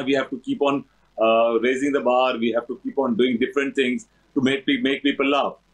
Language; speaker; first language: Hindi; native; Hindi